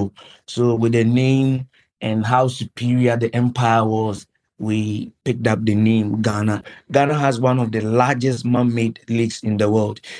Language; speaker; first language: English; non-native, local second language; Akan